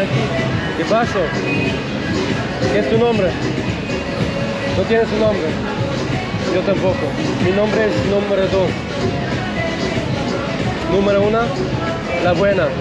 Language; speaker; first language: Spanish; non-native, learner; Swiss German